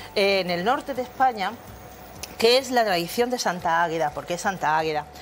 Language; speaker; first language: Spanish; native; Spanish